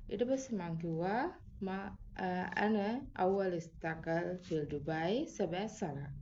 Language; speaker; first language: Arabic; non-native, learner; Sinhala